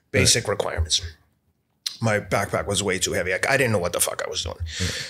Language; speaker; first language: English; native; English